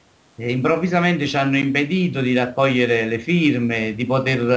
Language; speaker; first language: Italian; native; Italian